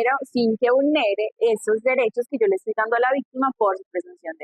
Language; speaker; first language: Spanish; native; Spanish